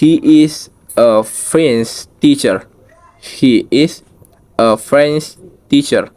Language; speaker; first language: English; non-native, learner; Indonesian